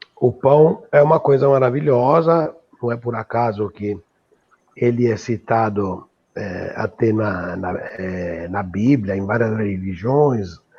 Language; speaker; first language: Portuguese; non-native, fluent; Italian